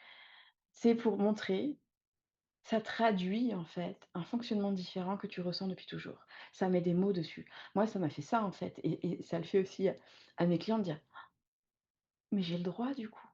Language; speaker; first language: French; native; French